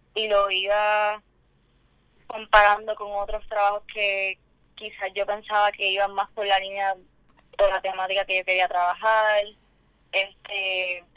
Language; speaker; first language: Spanish; native; Spanish